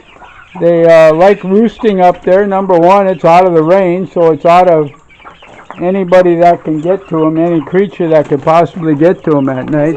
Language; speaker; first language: English; native; English